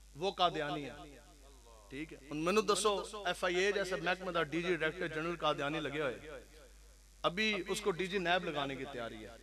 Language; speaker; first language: Urdu; non-native, local second language; Punjabi